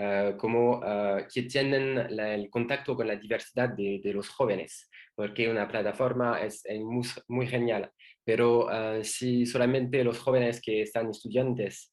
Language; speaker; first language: Spanish; non-native, learner; French